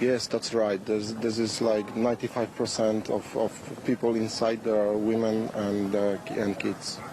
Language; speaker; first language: English; non-native, fluent; Polish